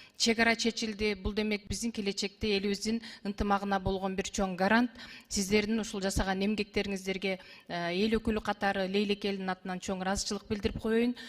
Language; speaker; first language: Kyrgyz; native; Kyrgyz